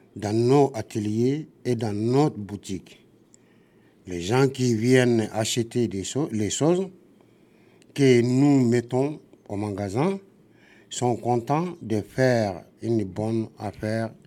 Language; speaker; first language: French; non-native, local second language; Bambara